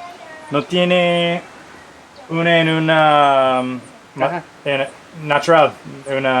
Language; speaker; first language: Spanish; non-native, learner; English